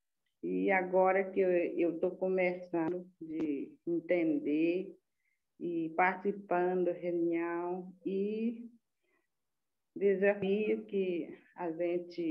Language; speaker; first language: Portuguese; non-native, local second language; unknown